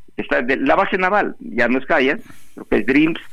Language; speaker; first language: Spanish; native; Spanish